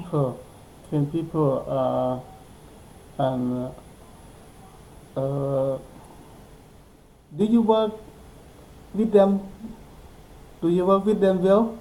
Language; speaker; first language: English; non-native, learner; Thai